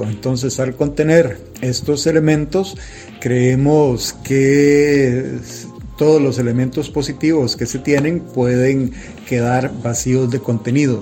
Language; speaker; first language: Spanish; native; Spanish